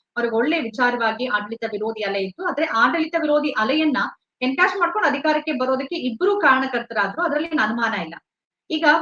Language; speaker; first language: Kannada; native; Kannada